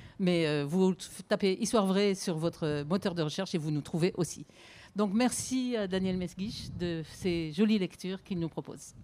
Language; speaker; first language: French; native; French